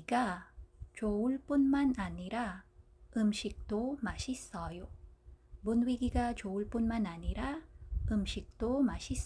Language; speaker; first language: Korean; non-native, fluent; Filipino